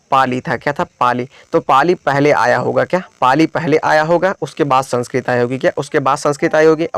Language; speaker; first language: Hindi; native; Hindi